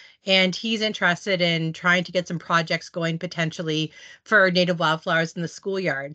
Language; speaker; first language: English; native; English